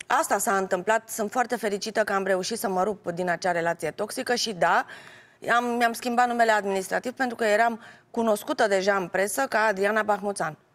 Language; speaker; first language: Romanian; native; Romanian